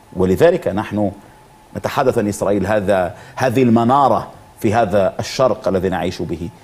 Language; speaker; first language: Arabic; non-native, fluent; Hebrew